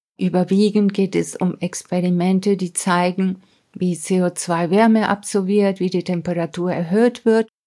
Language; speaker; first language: German; non-native, fluent; Spanish